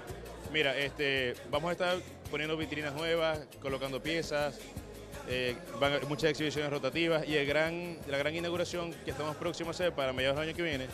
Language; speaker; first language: Spanish; native; Spanish